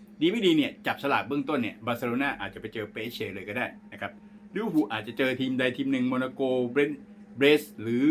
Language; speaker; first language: Thai; native; Thai